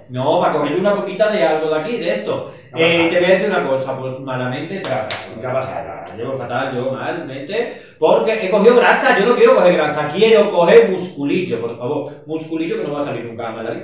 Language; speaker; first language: Spanish; native; Spanish